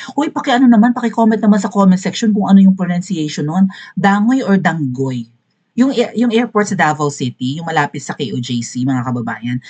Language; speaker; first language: Filipino; native; Filipino